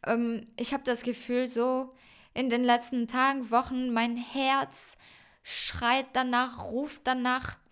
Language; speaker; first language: German; non-native, fluent; French